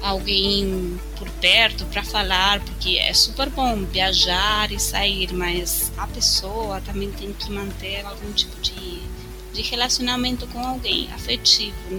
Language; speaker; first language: Portuguese; non-native, fluent; Spanish